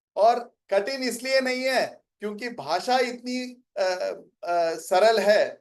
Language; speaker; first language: Hindi; non-native, local second language; Tamil